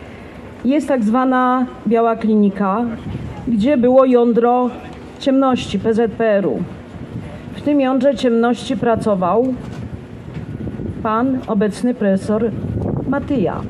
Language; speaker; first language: Polish; native; Polish